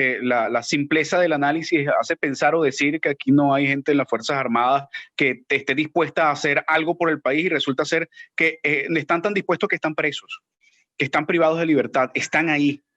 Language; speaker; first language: Spanish; native; Spanish